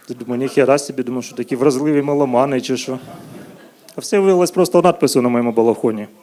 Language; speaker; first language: Ukrainian; native; Ukrainian